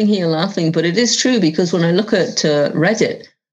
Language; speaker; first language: English; native; English